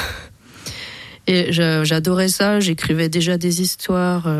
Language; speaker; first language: French; native; French